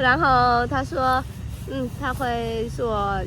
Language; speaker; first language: Chinese; non-native, learner; Vietnamese